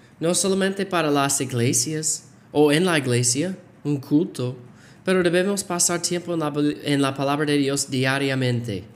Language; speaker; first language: Spanish; non-native, fluent; English